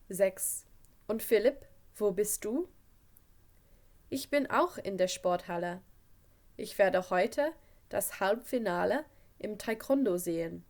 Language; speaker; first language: German; non-native, fluent; English